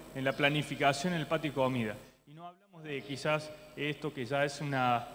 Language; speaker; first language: Spanish; native; Spanish